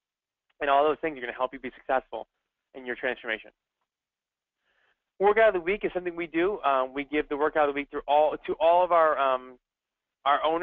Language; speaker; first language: English; native; English